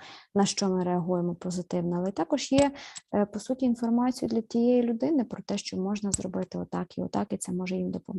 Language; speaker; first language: Ukrainian; native; Ukrainian